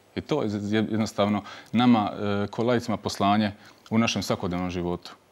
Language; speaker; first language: Croatian; native; Croatian